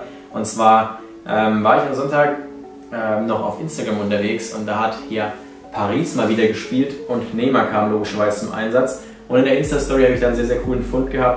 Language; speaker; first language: German; native; German